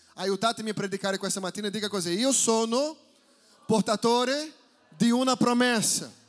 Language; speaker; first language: Italian; non-native, fluent; Portuguese